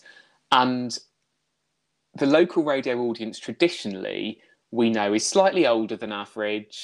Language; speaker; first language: English; native; English